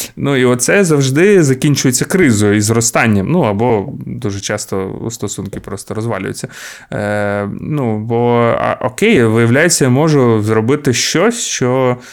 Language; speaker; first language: Ukrainian; non-native, local second language; Russian